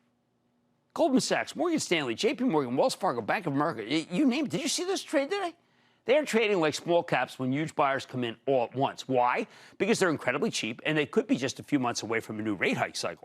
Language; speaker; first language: English; native; English